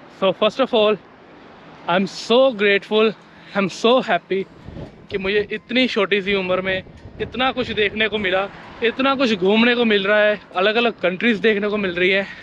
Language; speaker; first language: Hindi; native; Hindi